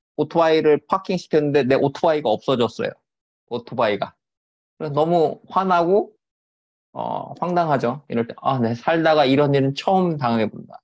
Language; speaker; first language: Korean; native; Korean